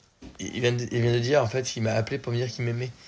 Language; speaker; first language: French; native; French